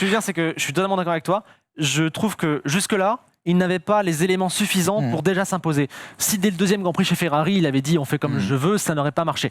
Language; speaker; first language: French; native; French